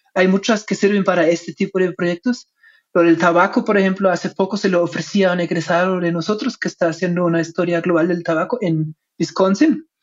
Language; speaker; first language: Spanish; non-native, fluent; German